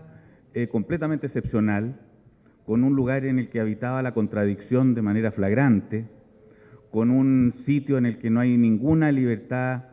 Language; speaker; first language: Spanish; native; Spanish